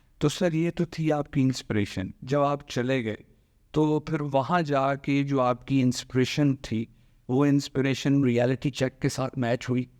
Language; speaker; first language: Urdu; native; Urdu